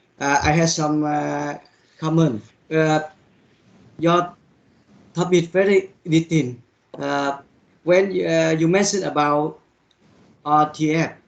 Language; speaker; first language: English; non-native, learner; Vietnamese